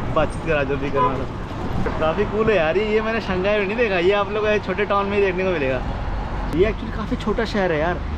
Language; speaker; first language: Hindi; native; Hindi